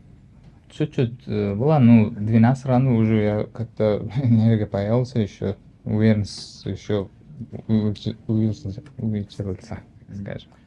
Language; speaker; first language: Russian; non-native, learner; Uzbek